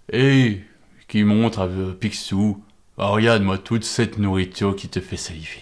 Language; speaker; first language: French; native; French